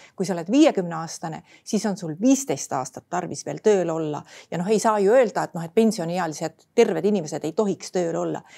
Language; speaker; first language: Estonian; native; Estonian